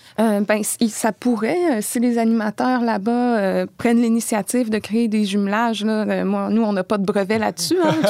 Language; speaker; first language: French; native; French